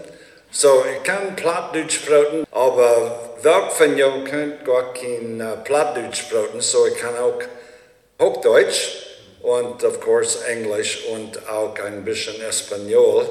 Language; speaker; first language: German; early bilingual, heritage; Low German